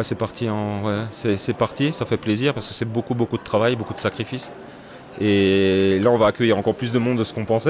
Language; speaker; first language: French; native; French